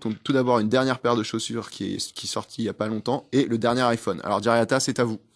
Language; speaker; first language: French; native; French